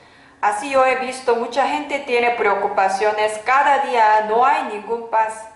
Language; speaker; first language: Spanish; non-native, fluent; Korean